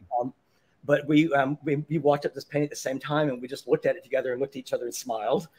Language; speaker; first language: English; native; English